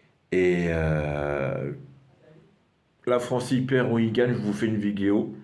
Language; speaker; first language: French; non-native, fluent; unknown